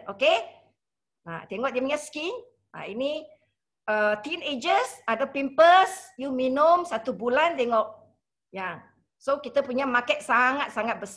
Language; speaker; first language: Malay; non-native, local second language; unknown